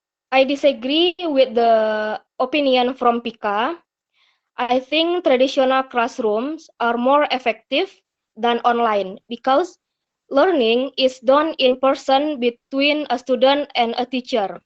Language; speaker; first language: English; non-native, learner; Indonesian